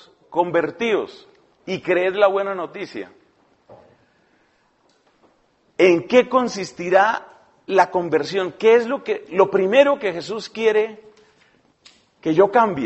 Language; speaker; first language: Spanish; native; Spanish